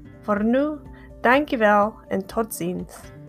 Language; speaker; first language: Dutch; non-native, learner; English